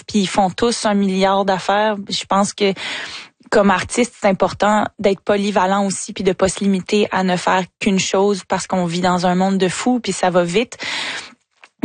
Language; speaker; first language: French; native; French